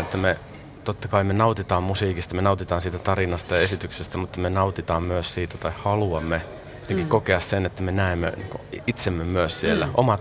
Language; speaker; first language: Finnish; native; Finnish